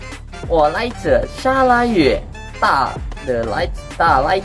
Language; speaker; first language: Chinese; non-native, learner; Malay